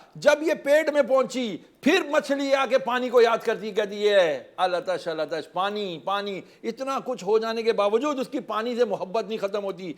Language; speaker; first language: Urdu; native; Urdu